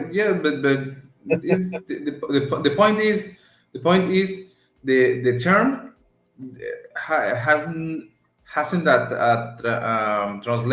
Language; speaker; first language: English; non-native, learner; Spanish